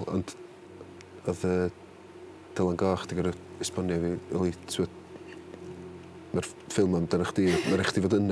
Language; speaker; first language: Welsh; native; Welsh